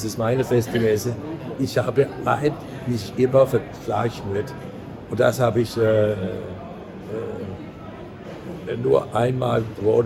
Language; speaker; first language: German; non-native, learner; Danish